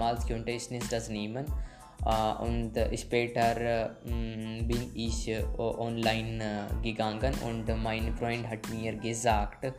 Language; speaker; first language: German; non-native, learner; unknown